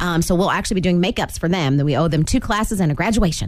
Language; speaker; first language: English; native; English